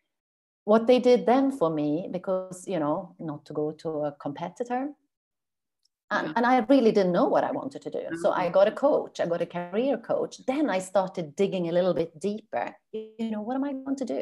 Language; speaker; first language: English; non-native, fluent; Swedish